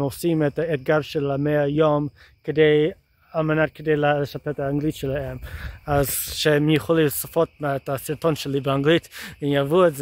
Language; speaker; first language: Hebrew; non-native, fluent; English